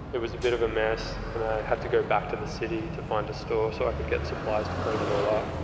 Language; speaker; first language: English; native; English